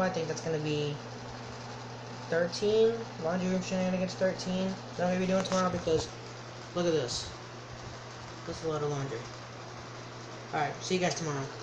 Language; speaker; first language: English; native; English